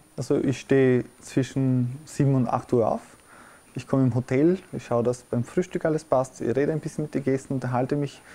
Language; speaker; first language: German; non-native, fluent; Albanian